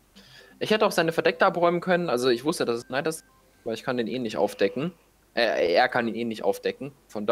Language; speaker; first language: German; native; German